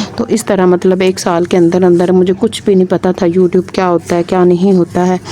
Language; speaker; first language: Urdu; non-native, local second language; Punjabi